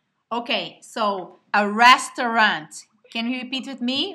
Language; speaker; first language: English; non-native, fluent; Portuguese